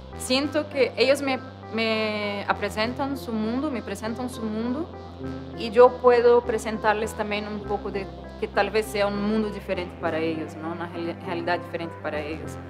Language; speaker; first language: Spanish; non-native, fluent; Portuguese